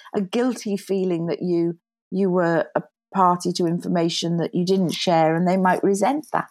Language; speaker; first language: English; native; English